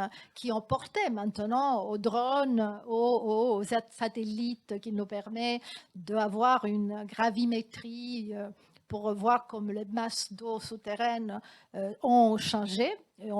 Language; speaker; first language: French; non-native, fluent; Italian